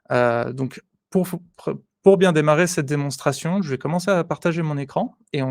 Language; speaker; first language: French; native; French